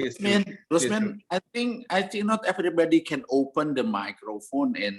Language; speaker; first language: English; non-native, learner; Indonesian